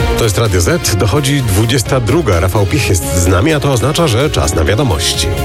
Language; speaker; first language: Polish; native; Polish